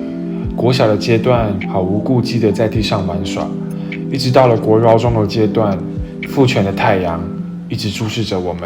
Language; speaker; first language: Chinese; native; Chinese